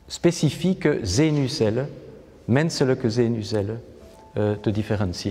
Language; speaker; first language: Dutch; non-native, fluent; French